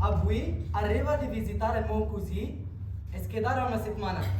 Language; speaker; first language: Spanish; non-native, learner; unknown